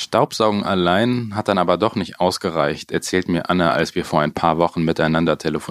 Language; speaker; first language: German; native; German